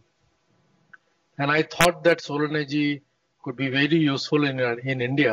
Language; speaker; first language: English; non-native, local second language; Hindi